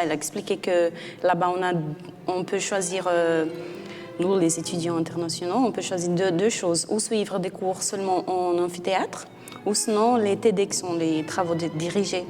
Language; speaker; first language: French; non-native, fluent; Portuguese